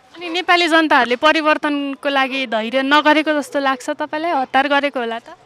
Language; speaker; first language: Nepali; native; Nepali